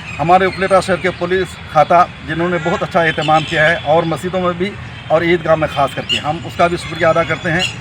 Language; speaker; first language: Urdu; non-native, local second language; Gujarati